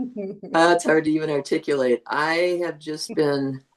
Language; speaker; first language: English; native; English